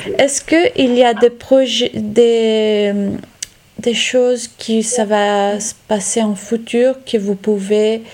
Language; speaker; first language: French; non-native, fluent; Italian